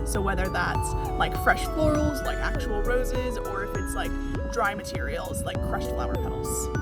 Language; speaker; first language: English; native; English